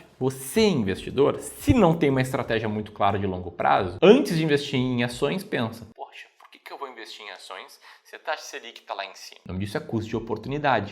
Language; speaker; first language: Portuguese; native; Portuguese